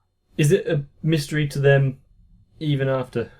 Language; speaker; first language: English; native; English